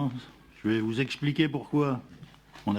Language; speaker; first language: French; native; French